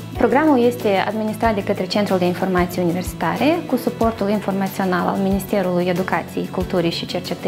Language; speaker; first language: Romanian; native; Romanian